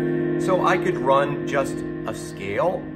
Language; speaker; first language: English; native; English